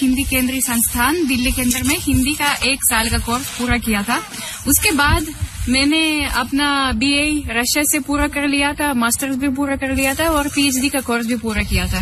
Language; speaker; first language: Hindi; non-native, fluent; Russian